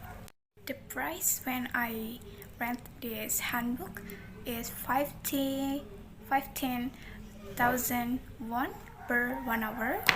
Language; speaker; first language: English; non-native, learner; Indonesian